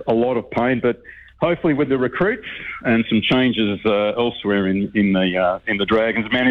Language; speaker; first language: English; native; English